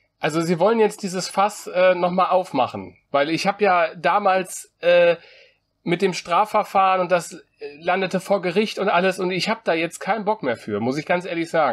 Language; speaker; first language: German; native; German